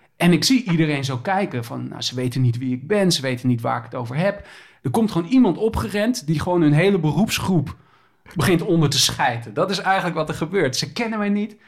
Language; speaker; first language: Dutch; native; Dutch